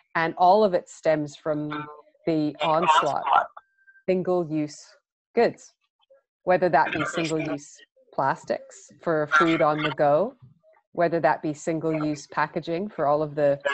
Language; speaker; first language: English; native; English